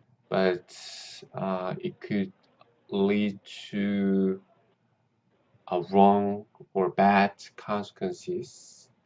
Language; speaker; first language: English; non-native, learner; Korean